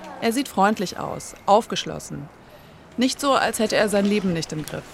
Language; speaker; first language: German; native; German